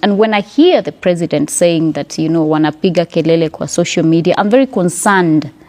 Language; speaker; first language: English; non-native, local second language; Kikuyu